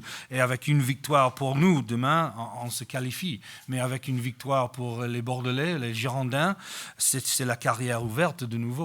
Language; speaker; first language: French; non-native, fluent; English